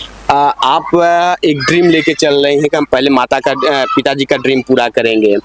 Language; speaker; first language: Hindi; native; Hindi